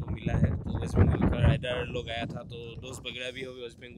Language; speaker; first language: Hindi; non-native, local second language; Assamese